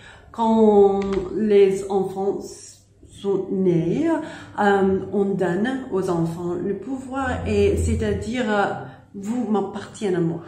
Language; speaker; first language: French; non-native, learner; English